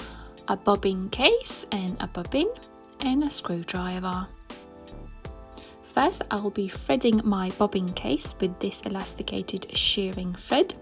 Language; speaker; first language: English; non-native, fluent; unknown